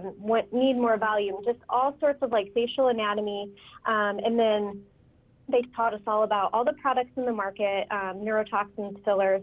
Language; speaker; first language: English; native; English